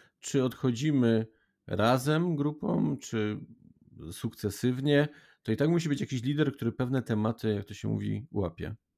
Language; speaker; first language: Polish; native; Polish